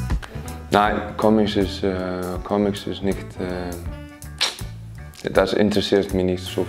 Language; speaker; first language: German; non-native, learner; Icelandic